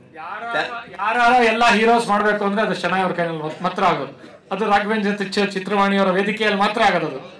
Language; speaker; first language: Kannada; native; Kannada